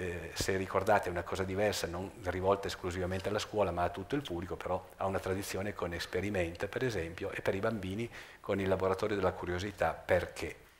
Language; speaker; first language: Italian; native; Italian